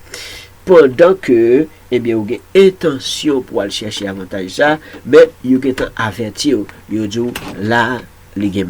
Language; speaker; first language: French; non-native, local second language; Haitian Creole